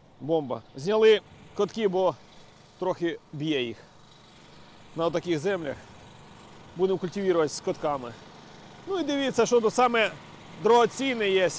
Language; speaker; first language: Ukrainian; non-native, local second language; Russian